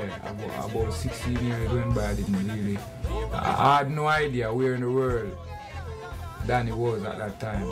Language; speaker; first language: English; non-native, local second language; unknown